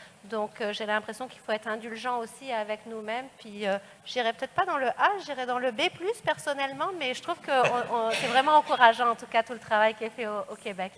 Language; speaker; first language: French; native; French